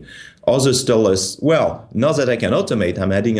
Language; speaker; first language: English; non-native, fluent; French